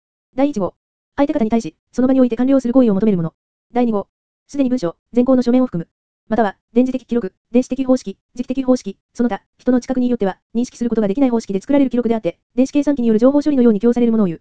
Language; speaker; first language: Japanese; native; Japanese